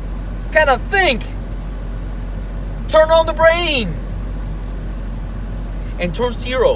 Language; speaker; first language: English; non-native, fluent; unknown